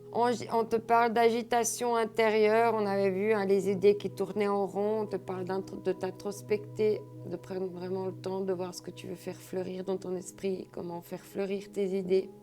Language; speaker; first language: French; native; French